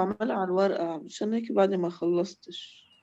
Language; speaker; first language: Arabic; native; Arabic